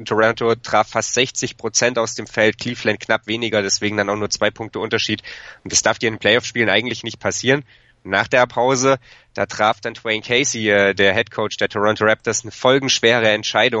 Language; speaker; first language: German; native; German